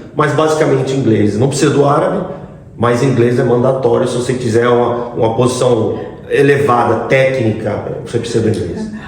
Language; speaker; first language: Portuguese; native; Portuguese